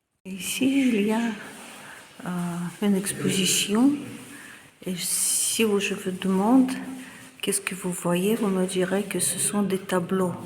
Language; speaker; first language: French; non-native, fluent; Russian